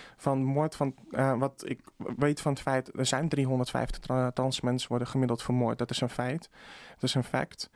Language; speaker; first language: Dutch; early bilingual, other home language; Russian